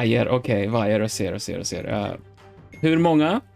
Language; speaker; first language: Swedish; non-native, learner; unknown